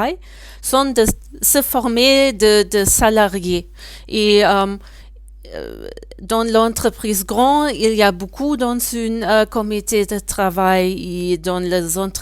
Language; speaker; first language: French; non-native, learner; German